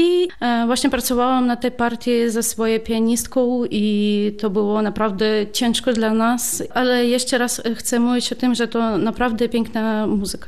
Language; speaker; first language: Polish; non-native, fluent; Ukrainian